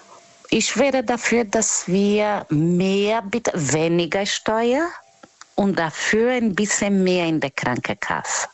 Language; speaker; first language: German; non-native, fluent; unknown